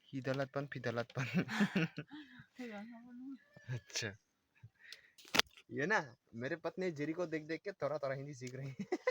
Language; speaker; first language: Hindi; non-native, local second language; Chakma